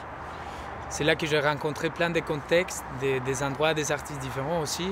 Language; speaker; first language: French; non-native, fluent; Spanish